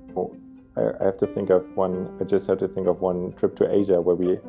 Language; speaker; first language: English; non-native, fluent; German